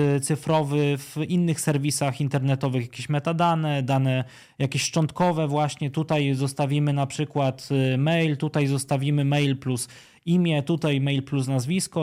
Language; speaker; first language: Polish; native; Polish